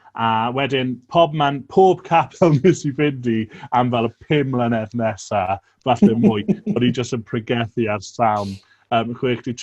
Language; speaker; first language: Welsh; native; Welsh